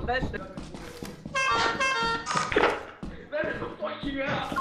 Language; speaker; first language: Danish; native; Danish